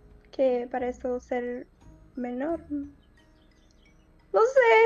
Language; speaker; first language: Spanish; non-native, learner; Portuguese